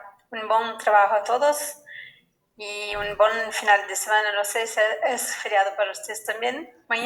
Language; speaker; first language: Spanish; non-native, fluent; Portuguese